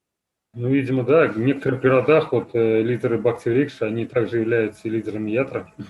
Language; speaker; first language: Russian; native; Russian